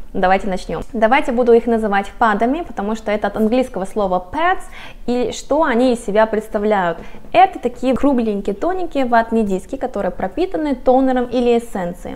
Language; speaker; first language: Russian; non-native, fluent; Korean